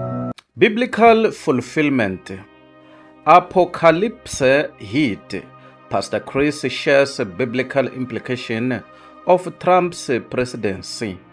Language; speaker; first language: English; non-native, local second language; Tsonga